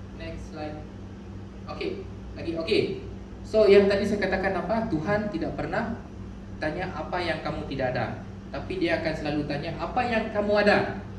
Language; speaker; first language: Malay; non-native, local second language; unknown